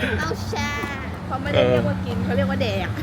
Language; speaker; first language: Thai; native; Thai